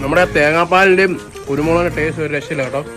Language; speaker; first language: Malayalam; native; Malayalam